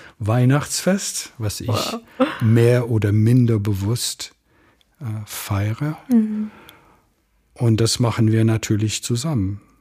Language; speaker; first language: German; non-native, fluent; English